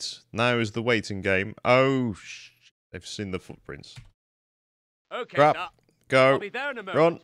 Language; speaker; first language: English; native; English